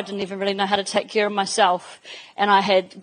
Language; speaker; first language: English; native; English